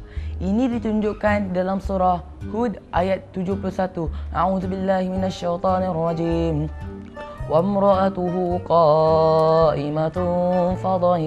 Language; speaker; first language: Malay; native; Malay